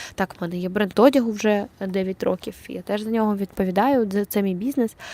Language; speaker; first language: Ukrainian; non-native, local second language; Russian